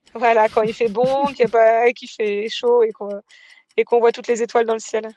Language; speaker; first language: French; native; French